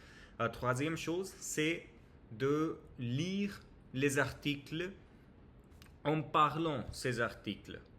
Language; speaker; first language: French; non-native, learner; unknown